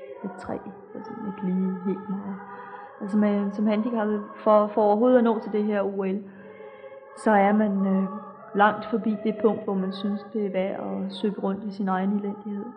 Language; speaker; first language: Danish; native; Danish